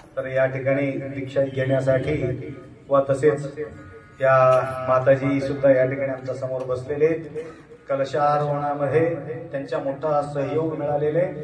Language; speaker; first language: Marathi; non-native, local second language; Kannada